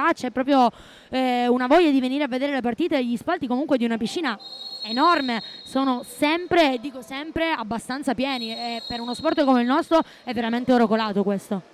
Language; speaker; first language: Italian; native; Italian